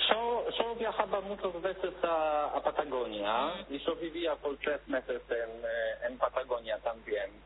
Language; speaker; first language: Spanish; non-native, fluent; Polish